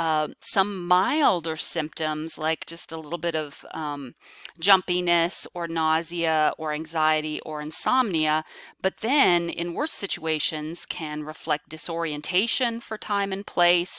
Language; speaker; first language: English; native; English